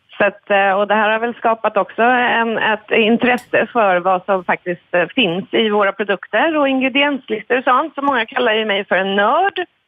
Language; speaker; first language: Swedish; native; Swedish